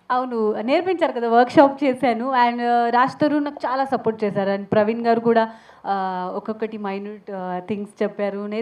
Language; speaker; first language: Telugu; non-native, learner; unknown